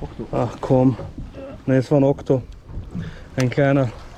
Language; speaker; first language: German; native; German